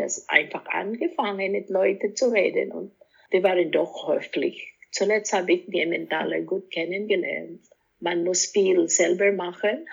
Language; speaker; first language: German; non-native, fluent; Cebuano